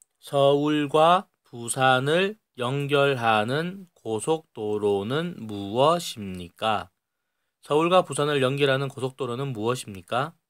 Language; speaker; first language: Korean; native; Korean